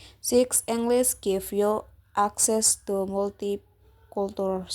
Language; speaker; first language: English; non-native, learner; Indonesian